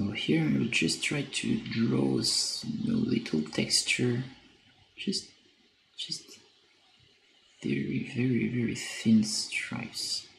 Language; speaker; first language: English; non-native, fluent; French